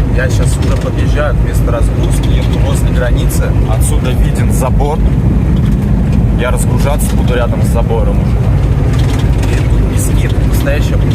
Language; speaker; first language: Russian; native; Russian